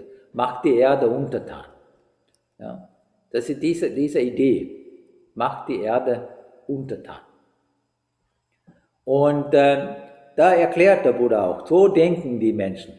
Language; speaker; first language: German; non-native, fluent; Sinhala